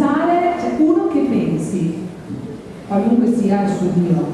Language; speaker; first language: Italian; native; Italian